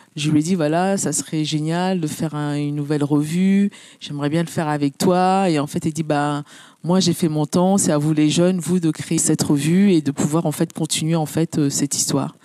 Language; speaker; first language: French; early bilingual, other home language; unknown